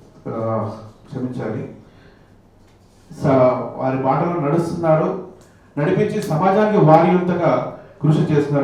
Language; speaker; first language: Telugu; native; Telugu